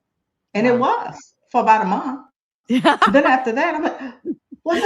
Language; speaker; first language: English; native; English